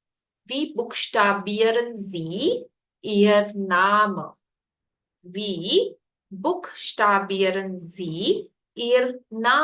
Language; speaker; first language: German; non-native, fluent; Hindi